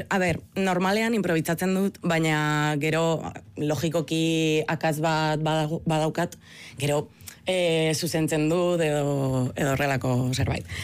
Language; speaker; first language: Basque; non-native, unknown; Spanish